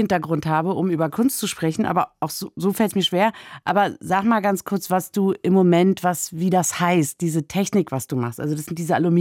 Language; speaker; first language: German; native; German